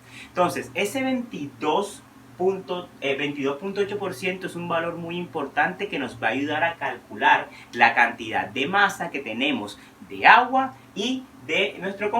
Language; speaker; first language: Spanish; native; Spanish